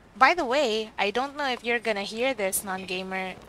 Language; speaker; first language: English; non-native, local second language; Filipino